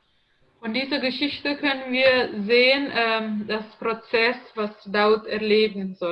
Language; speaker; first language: German; non-native, learner; Indonesian